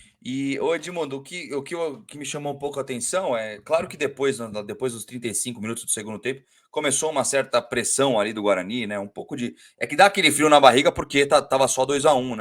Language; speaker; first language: Portuguese; native; Portuguese